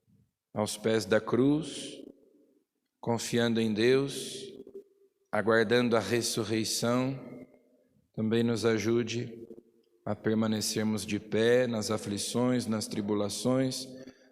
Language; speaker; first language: Portuguese; native; Portuguese